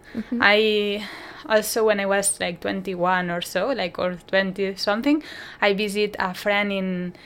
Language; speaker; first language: English; non-native, fluent; Spanish